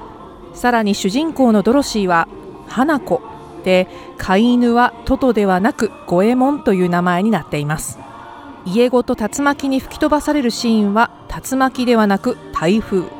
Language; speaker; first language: Japanese; native; Japanese